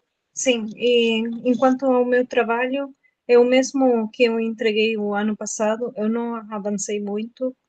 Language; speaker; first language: Portuguese; non-native, fluent; Spanish